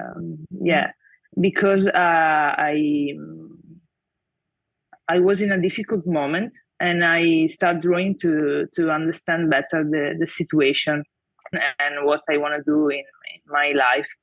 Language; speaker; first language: English; non-native, fluent; Italian